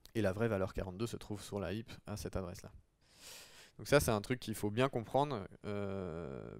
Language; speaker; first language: French; native; French